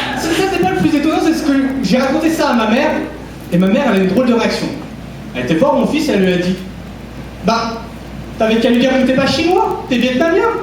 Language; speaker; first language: French; early bilingual, other home language; Vietnamese